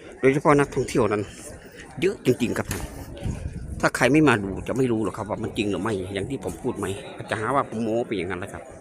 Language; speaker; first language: Thai; native; Thai